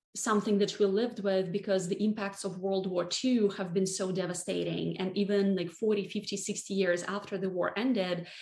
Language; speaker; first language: English; non-native, fluent; Russian